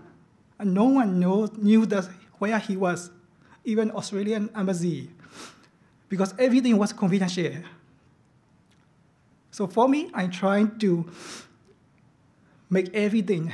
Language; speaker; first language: English; non-native, fluent; Burmese